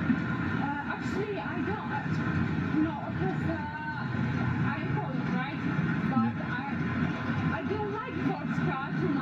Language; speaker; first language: English; non-native, learner; Polish